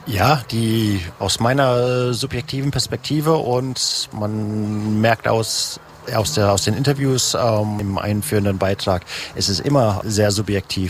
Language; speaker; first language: German; native; German